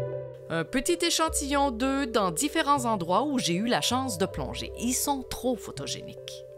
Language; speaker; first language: French; native; French